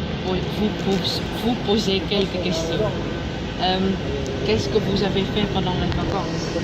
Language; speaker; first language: French; non-native, learner; Dutch